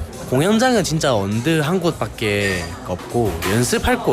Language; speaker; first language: Korean; native; Korean